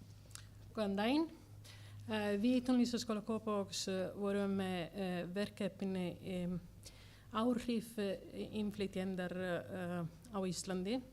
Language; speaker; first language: Icelandic; non-native, learner; Italian